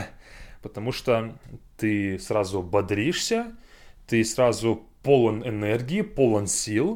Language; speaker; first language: Russian; non-native, fluent; English